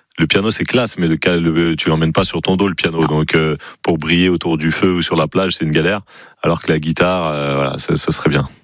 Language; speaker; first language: French; native; French